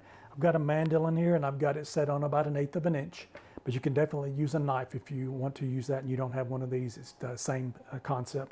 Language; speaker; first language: English; native; English